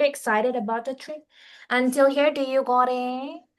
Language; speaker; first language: English; non-native, learner; Indonesian